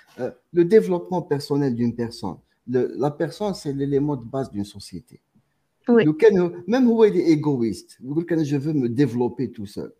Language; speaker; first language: French; non-native, local second language; Arabic